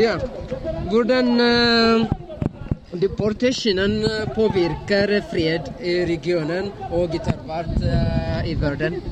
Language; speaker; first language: Norwegian; non-native, learner; Amharic